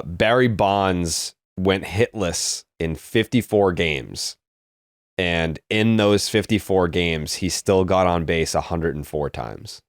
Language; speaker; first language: English; native; English